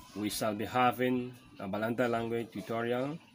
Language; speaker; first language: English; non-native, fluent; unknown